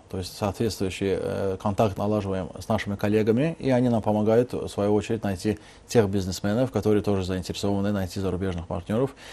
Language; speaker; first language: Russian; non-native, local second language; Azerbaijani